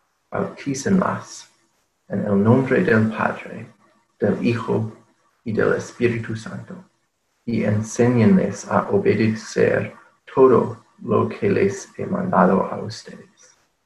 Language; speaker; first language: Spanish; non-native, fluent; English